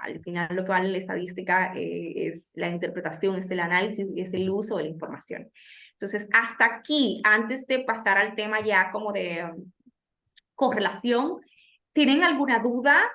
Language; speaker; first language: Spanish; native; Spanish